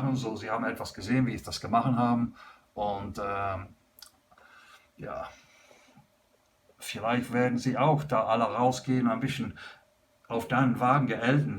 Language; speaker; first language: German; non-native, learner; English